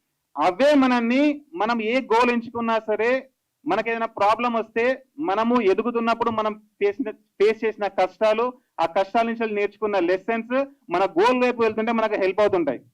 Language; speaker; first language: Telugu; native; Telugu